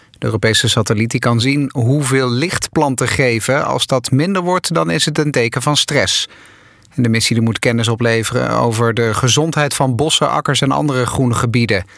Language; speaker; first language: Dutch; native; Dutch